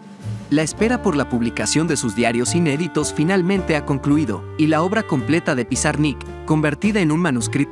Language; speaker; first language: Spanish; native; Spanish